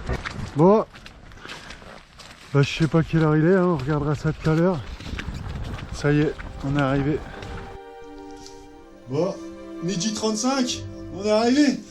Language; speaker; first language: French; native; French